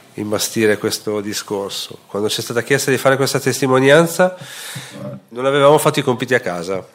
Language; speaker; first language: Italian; native; Italian